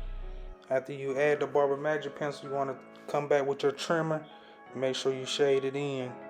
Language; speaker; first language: English; native; English